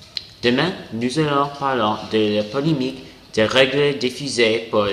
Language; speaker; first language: French; non-native, learner; English